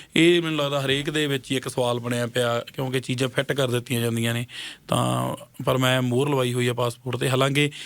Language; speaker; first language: Punjabi; native; Punjabi